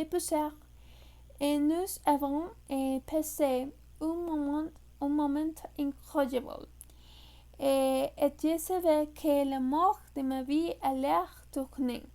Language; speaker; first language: French; non-native, learner; Spanish